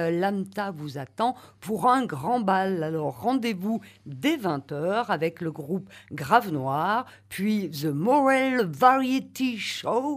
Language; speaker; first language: French; native; French